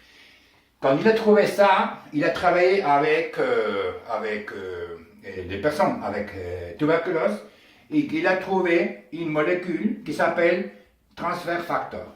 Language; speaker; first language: French; non-native, learner; Spanish